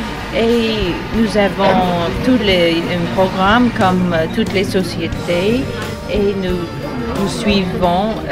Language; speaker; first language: French; non-native, fluent; English